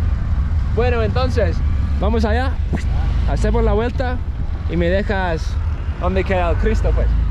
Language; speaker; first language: Spanish; non-native, fluent; English